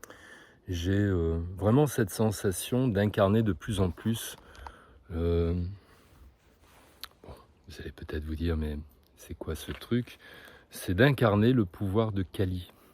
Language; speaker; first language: French; native; French